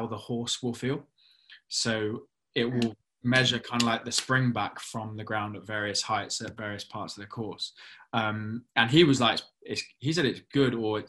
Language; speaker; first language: English; native; English